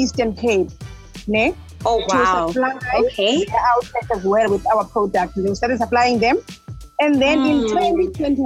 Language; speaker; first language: English; non-native, local second language; Xhosa